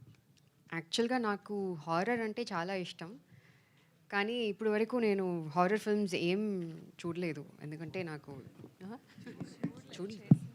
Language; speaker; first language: Telugu; non-native, fluent; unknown